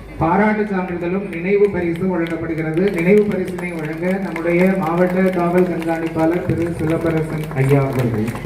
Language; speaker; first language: Tamil; native; Tamil